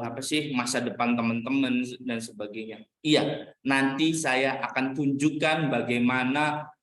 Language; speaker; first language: Indonesian; native; Indonesian